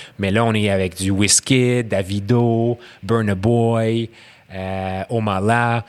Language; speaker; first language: French; early bilingual, other home language; Arabic